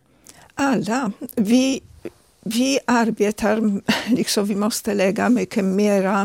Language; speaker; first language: Swedish; non-native, fluent; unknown